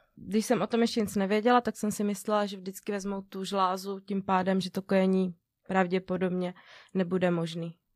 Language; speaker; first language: Czech; native; Czech